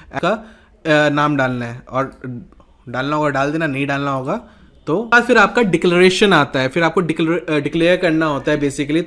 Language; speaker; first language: Hindi; native; Hindi